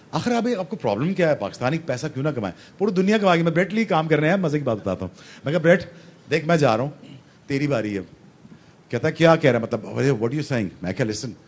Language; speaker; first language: Urdu; non-native, local second language; Punjabi